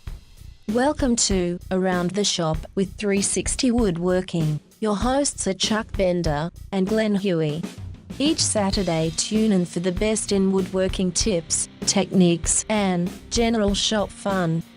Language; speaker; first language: English; native; English